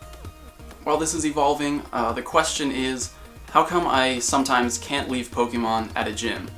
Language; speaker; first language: English; native; English